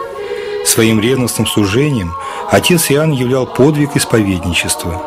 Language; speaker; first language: Russian; native; Russian